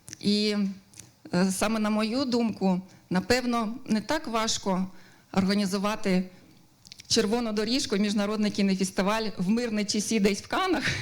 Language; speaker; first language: Ukrainian; native; Ukrainian